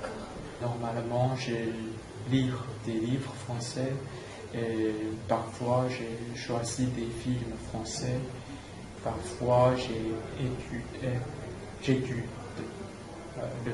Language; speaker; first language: French; non-native, learner; Chinese